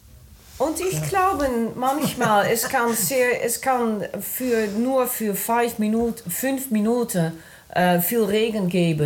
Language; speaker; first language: German; non-native, learner; Dutch